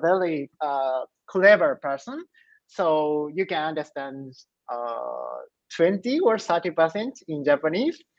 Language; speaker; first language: English; non-native, learner; Japanese